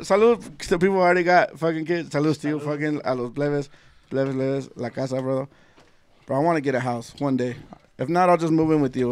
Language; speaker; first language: English; early bilingual, other home language; Spanish